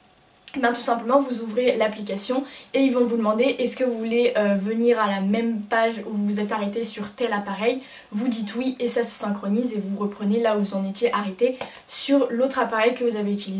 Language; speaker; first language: French; native; French